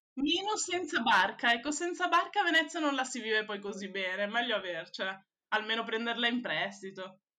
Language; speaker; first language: Italian; native; Italian